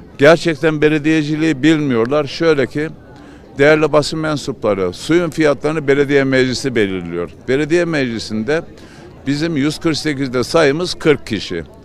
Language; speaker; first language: Turkish; native; Turkish